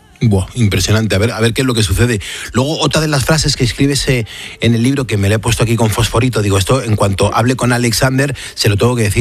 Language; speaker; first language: Spanish; native; Spanish